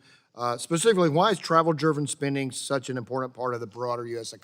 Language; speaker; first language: English; native; English